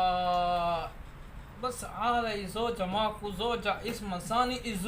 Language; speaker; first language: Arabic; non-native, learner; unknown